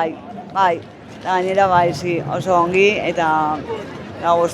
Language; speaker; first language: Basque; non-native, learner; Spanish